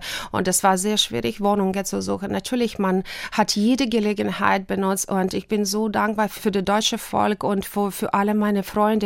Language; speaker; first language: German; non-native, fluent; Ukrainian